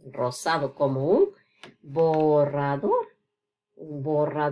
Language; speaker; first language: Spanish; non-native, fluent; English